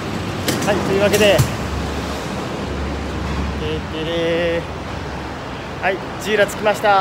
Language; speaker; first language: Japanese; native; Japanese